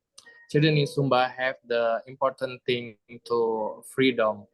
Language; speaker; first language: English; non-native, learner; Indonesian